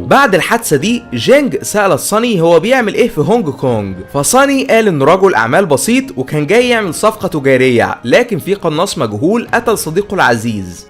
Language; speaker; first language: Arabic; native; Arabic